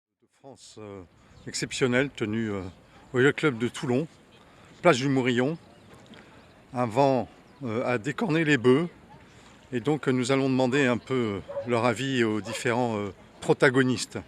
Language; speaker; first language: French; native; French